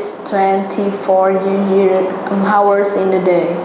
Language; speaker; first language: English; non-native, learner; Vietnamese